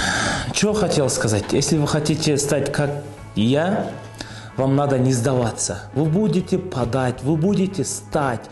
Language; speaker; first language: Russian; non-native, local second language; Kyrgyz